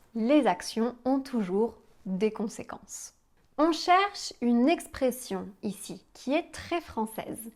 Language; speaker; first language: French; native; French